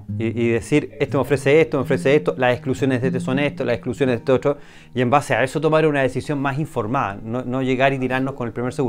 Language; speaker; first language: Spanish; native; Spanish